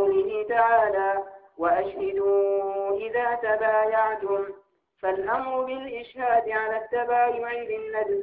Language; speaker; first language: Arabic; native; Arabic